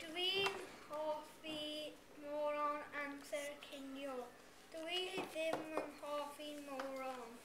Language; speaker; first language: Welsh; non-native, local second language; English